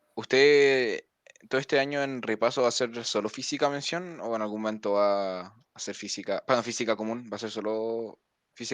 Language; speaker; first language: Spanish; native; Spanish